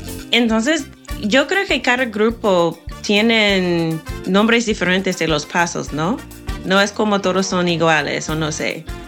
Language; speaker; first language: Spanish; non-native, fluent; English